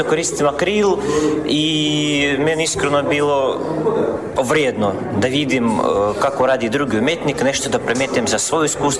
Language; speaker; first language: Serbian; non-native, fluent; Russian